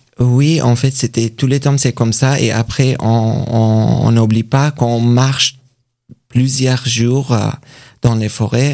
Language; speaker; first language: French; non-native, learner; Persian